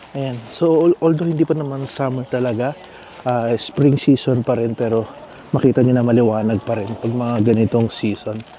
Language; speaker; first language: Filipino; native; Filipino